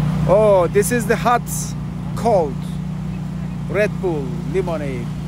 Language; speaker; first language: English; non-native, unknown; Turkish